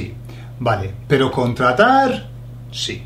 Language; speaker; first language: Spanish; non-native, fluent; English